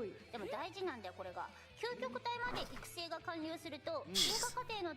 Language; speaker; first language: Japanese; native; Japanese